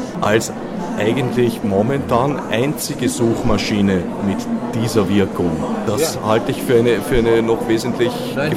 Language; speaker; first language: German; native; German